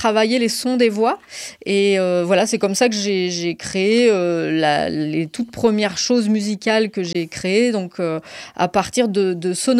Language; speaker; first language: French; native; French